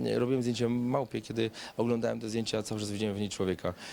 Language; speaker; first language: Polish; native; Polish